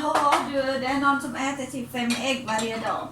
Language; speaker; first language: Swedish; non-native, fluent; Thai